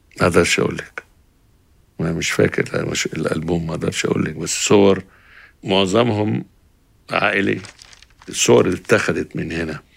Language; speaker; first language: Arabic; native; Arabic